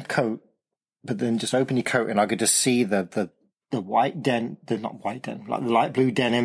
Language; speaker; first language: English; native; English